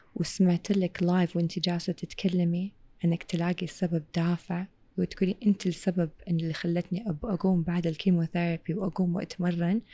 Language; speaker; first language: Arabic; non-native, local second language; English